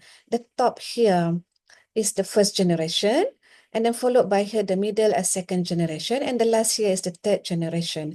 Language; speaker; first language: English; non-native, local second language; Malay